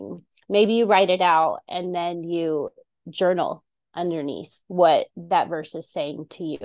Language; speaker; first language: English; native; English